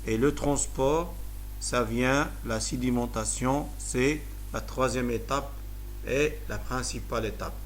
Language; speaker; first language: French; non-native, local second language; Arabic